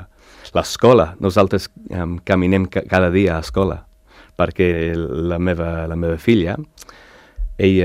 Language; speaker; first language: Catalan; non-native, learner; English